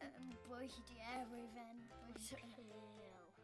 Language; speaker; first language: Welsh; non-native, local second language; English